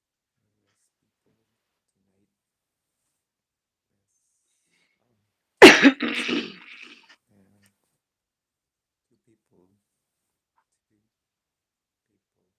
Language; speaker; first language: English; non-native, learner; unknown